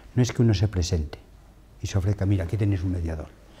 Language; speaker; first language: Spanish; native; Spanish